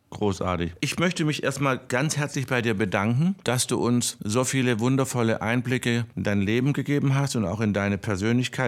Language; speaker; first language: German; native; German